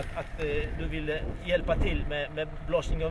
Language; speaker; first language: Swedish; non-native, fluent; Polish